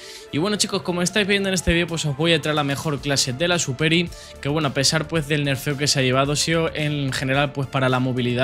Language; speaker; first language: Spanish; native; Spanish